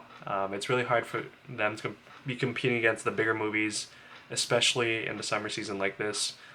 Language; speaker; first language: English; native; English